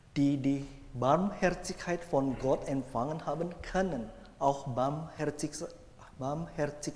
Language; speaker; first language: German; non-native, fluent; Indonesian